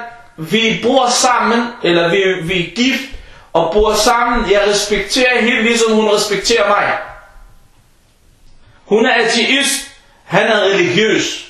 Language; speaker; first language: Danish; early bilingual, other home language; Arabic